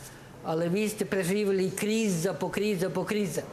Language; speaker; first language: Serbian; non-native, learner; Norwegian